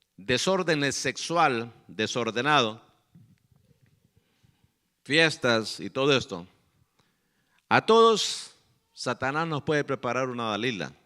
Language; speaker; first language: Spanish; native; Spanish